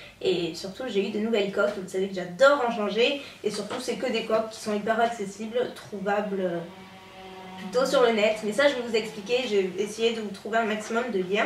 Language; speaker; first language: French; native; French